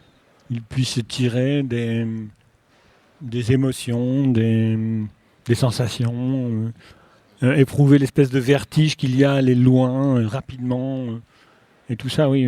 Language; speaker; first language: French; native; French